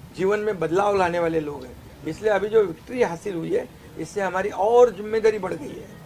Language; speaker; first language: Hindi; non-native, local second language; Marathi